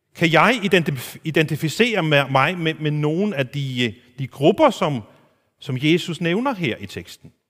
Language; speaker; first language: Danish; non-native, local second language; Faroese